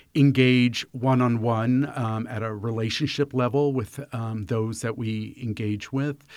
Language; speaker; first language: English; native; English